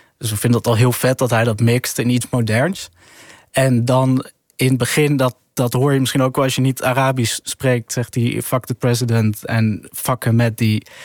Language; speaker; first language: Dutch; early bilingual, other home language; Arabic